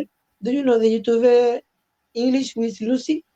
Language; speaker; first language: English; non-native, learner; Spanish